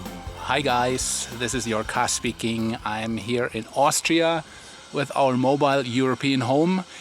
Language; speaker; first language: English; non-native, fluent; German